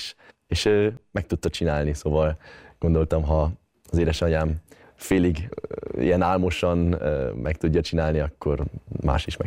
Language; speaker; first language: Hungarian; early bilingual, heritage; Hungarian